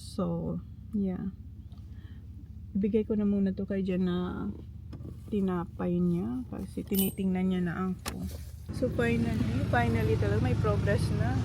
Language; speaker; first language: Filipino; native; Filipino